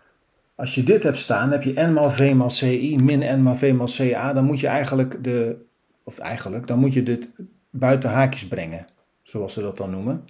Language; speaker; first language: Dutch; native; Dutch